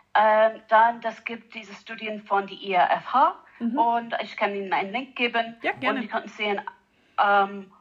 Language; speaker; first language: German; non-native, fluent; English